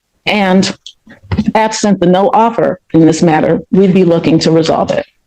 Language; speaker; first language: English; native; English